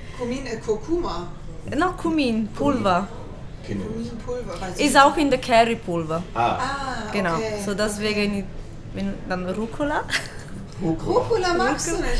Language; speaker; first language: German; non-native, learner; Hungarian